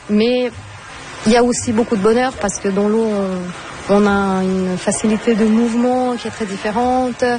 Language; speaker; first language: French; non-native, fluent; Portuguese